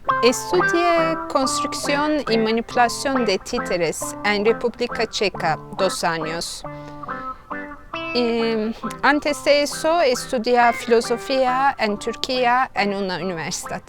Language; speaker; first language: Spanish; non-native, fluent; Turkish